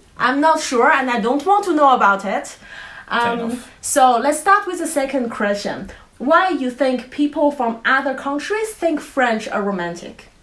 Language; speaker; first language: English; non-native, fluent; Chinese